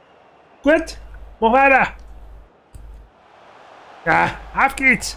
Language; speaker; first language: German; native; German